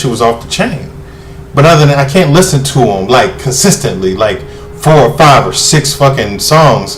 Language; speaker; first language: English; native; English